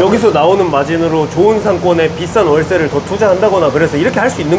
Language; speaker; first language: Korean; native; Korean